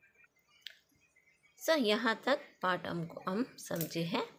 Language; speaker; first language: Hindi; non-native, local second language; Kannada